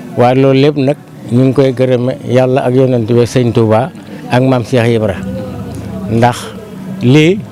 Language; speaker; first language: Wolof; native; Wolof